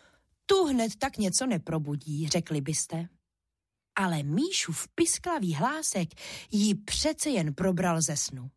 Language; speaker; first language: Czech; native; Czech